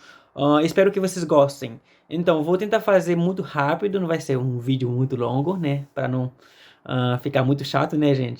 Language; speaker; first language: Portuguese; non-native, fluent; Haitian Creole